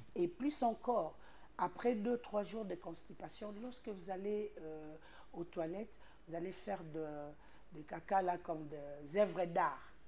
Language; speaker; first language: French; non-native, local second language; Lingala